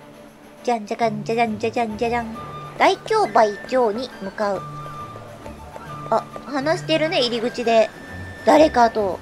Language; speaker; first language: Japanese; native; Japanese